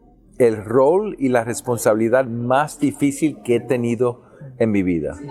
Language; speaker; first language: Spanish; early bilingual, heritage; English